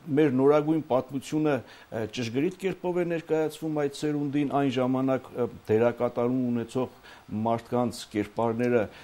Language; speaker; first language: Armenian; native; Armenian